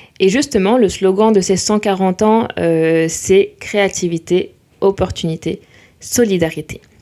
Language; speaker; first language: French; native; French